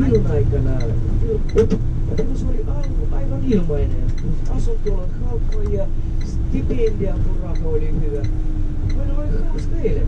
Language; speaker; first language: Finnish; non-native, fluent; Russian